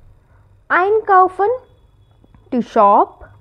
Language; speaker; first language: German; non-native, fluent; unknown